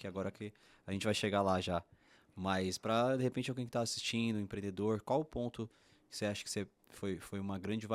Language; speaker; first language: Portuguese; native; Portuguese